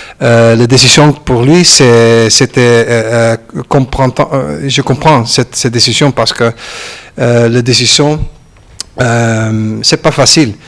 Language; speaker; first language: French; non-native, learner; Dutch